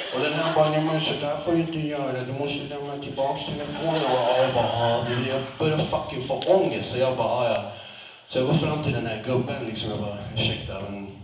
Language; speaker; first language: Swedish; early bilingual, other home language; Kurdish